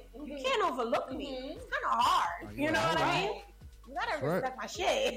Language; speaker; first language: English; native; English